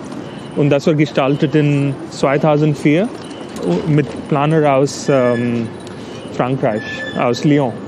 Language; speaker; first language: German; non-native, learner; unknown